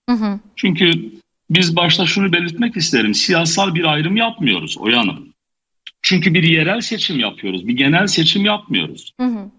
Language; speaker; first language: Turkish; native; Turkish